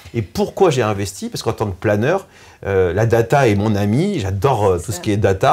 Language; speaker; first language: French; native; French